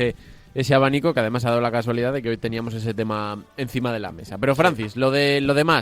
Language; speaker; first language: Spanish; native; Spanish